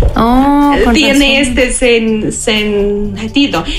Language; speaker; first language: Spanish; non-native, learner; Russian